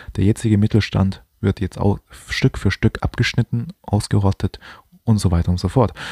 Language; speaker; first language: German; non-native, fluent; Chinese